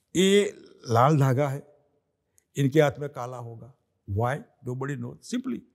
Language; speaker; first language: Hindi; non-native, local second language; Gujarati